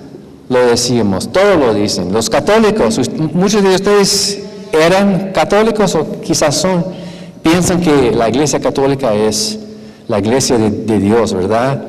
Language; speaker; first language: Spanish; non-native, fluent; English